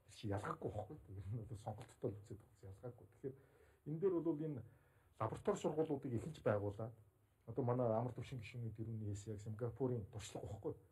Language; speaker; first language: Mongolian; native; Mongolian